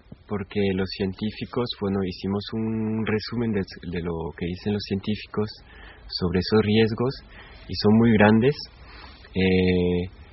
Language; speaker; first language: Spanish; non-native, fluent; French